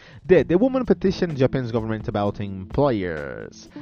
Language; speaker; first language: English; non-native, fluent; Portuguese